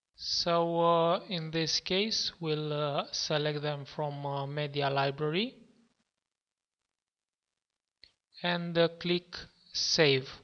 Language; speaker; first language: English; non-native, fluent; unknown